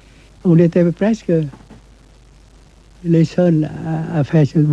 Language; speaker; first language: French; non-native, fluent; Vietnamese